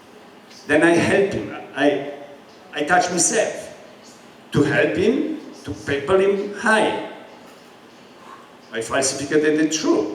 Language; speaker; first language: English; non-native, learner; Polish